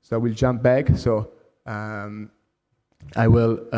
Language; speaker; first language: English; non-native, fluent; Italian